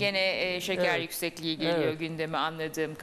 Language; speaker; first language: Turkish; native; Turkish